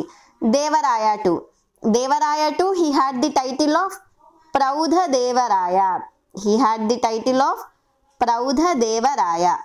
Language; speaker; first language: English; non-native, local second language; Telugu